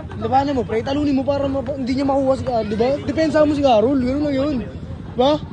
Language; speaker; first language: Filipino; non-native, local second language; Cebuano